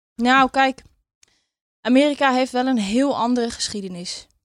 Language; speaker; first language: Dutch; native; Dutch